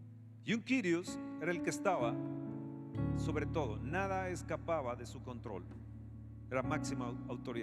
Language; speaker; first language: Spanish; native; Spanish